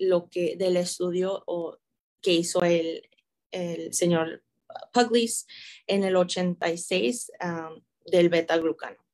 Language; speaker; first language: Spanish; early bilingual, heritage; Spanish